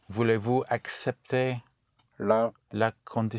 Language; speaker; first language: French; non-native, learner; English